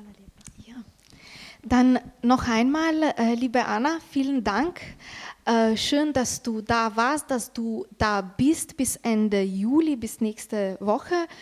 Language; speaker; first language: German; non-native, fluent; Slovenian